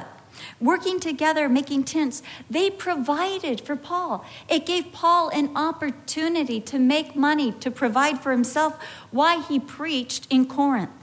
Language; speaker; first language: English; native; English